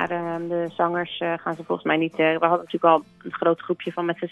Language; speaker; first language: Dutch; native; Dutch